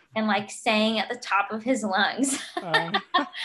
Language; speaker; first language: English; native; English